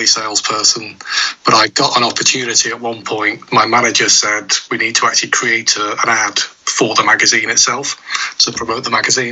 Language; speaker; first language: English; native; English